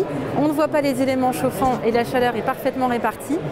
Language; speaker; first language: French; native; French